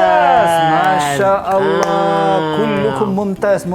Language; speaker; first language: Arabic; non-native, fluent; Malay